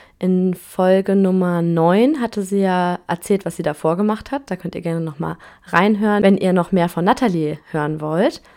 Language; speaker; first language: German; native; German